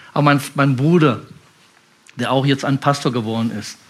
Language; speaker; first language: German; non-native, fluent; Indonesian